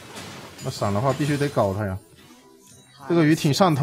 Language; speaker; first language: Chinese; native; Chinese